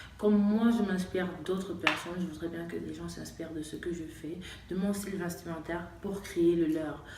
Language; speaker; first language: French; native; French